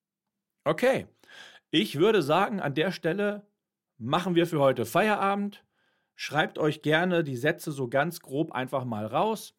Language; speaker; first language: German; native; German